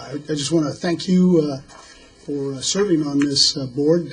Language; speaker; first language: English; native; English